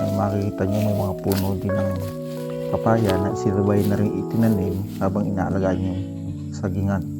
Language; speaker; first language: Filipino; native; Filipino